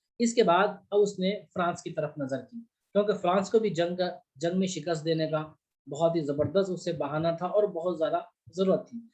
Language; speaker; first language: Urdu; native; Urdu